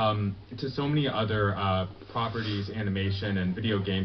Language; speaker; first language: English; native; English